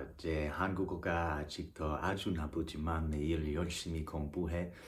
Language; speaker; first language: Korean; non-native, learner; English